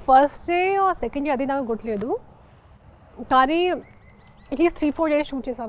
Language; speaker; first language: Telugu; non-native, local second language; Hindi